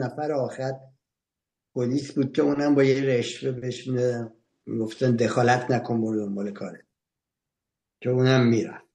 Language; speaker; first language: Persian; native; Persian